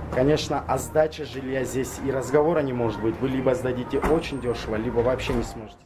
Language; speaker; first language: Russian; non-native, local second language; Georgian